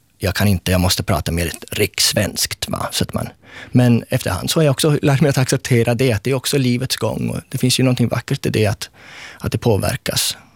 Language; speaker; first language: Swedish; native; Swedish